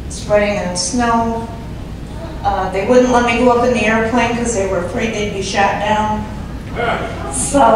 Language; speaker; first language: English; native; English